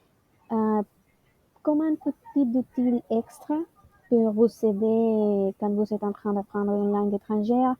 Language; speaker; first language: French; non-native, learner; Spanish